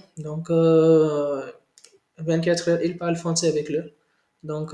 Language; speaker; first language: French; non-native, learner; Hindi